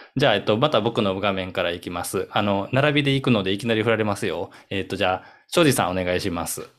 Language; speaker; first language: Japanese; native; Japanese